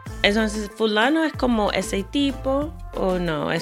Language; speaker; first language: Spanish; non-native, fluent; English